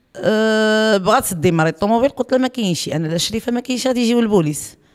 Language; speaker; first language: Arabic; native; Arabic